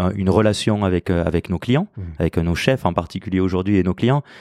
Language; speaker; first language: French; native; French